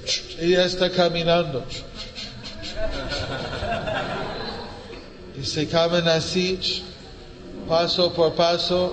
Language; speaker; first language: Spanish; non-native, learner; English